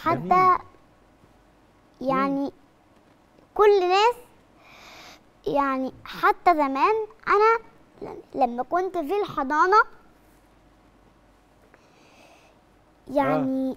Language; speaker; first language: Arabic; native; Arabic